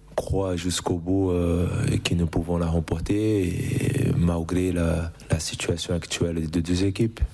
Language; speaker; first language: French; non-native, fluent; Portuguese